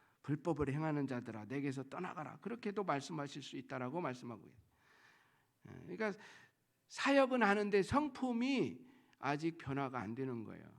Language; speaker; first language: Korean; native; Korean